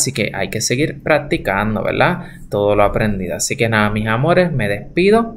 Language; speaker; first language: Spanish; native; Spanish